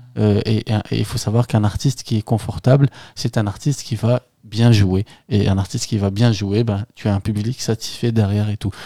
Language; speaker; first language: French; non-native, local second language; Arabic